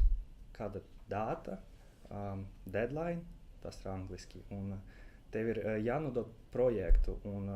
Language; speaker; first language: Latvian; non-native, local second language; Russian